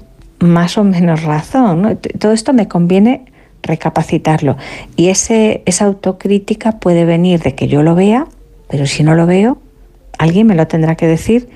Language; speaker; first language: Spanish; native; Spanish